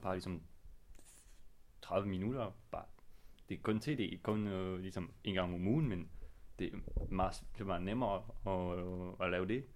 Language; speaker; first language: Danish; non-native, learner; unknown